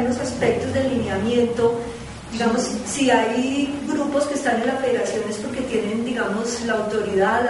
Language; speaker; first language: Spanish; non-native, fluent; Portuguese